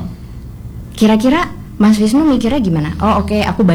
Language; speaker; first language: Indonesian; native; Indonesian